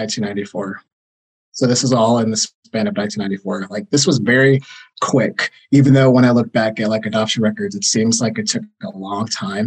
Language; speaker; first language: English; native; English